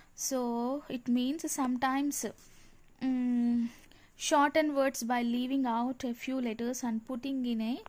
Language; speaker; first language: English; non-native, local second language; Telugu